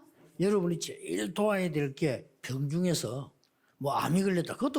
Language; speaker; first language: Korean; native; Korean